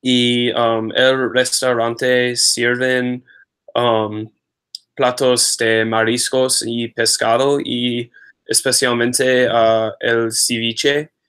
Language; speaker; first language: Spanish; non-native, learner; English